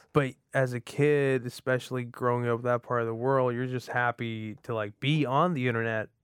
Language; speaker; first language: English; early bilingual, other home language; Arabic